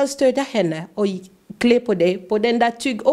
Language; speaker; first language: Swedish; non-native, fluent; Lingala